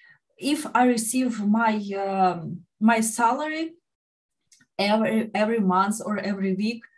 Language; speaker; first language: English; non-native, learner; Ukrainian